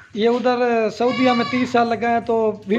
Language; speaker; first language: Hindi; non-native, local second language; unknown